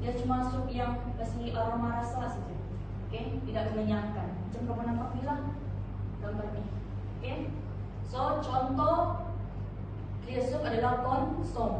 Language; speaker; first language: Malay; native; Malay